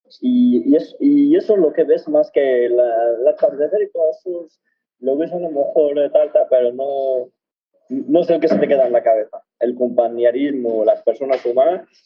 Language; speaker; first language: Spanish; early bilingual, other home language; Arabic